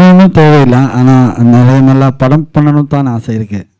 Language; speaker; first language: Tamil; non-native, learner; Malayalam